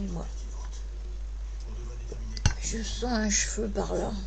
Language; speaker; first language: French; native; French